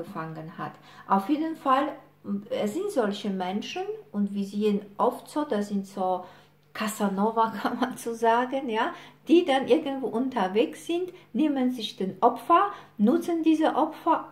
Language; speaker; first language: German; non-native, fluent; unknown